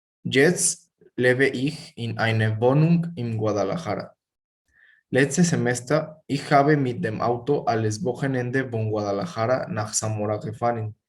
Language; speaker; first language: German; non-native, learner; Spanish